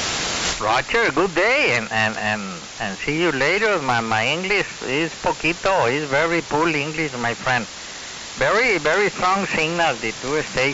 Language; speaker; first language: English; non-native, learner; Spanish